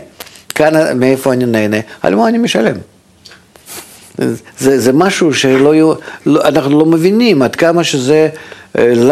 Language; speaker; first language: Hebrew; non-native, fluent; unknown